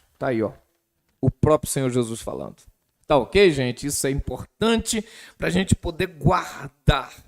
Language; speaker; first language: Portuguese; native; Portuguese